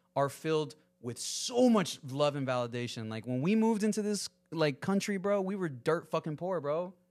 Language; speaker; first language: English; early bilingual, other home language; Spanish